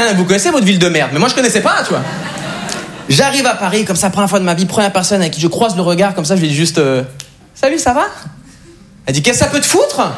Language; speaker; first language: French; native; French